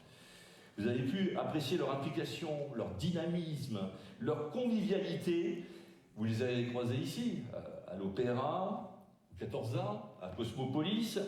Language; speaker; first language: French; native; French